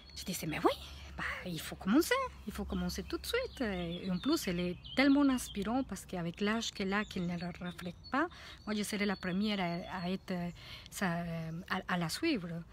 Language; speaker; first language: French; non-native, fluent; Spanish